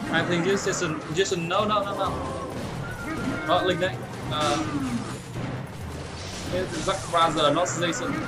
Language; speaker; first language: English; non-native, learner; Vietnamese